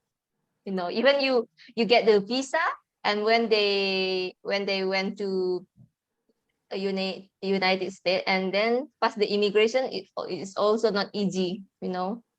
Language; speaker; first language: English; non-native, learner; Indonesian